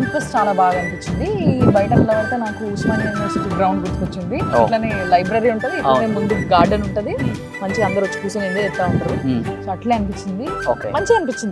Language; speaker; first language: Telugu; native; Telugu